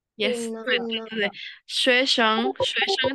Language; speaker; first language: Chinese; non-native, fluent; Indonesian